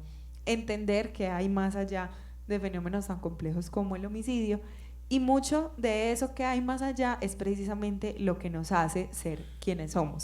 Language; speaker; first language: Spanish; native; Spanish